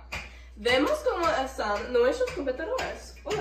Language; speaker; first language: Spanish; non-native, learner; English